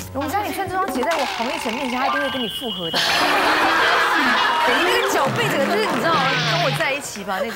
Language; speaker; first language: Chinese; native; Chinese